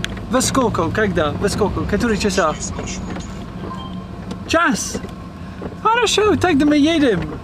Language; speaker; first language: Russian; non-native, learner; English